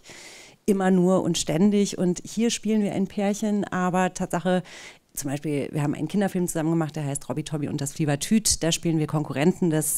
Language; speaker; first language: German; native; German